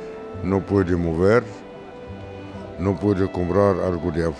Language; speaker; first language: Spanish; non-native, learner; Arabic